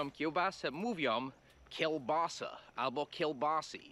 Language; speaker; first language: Polish; non-native, fluent; English